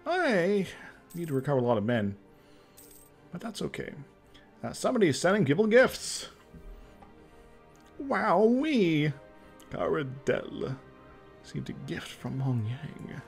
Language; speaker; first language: English; native; English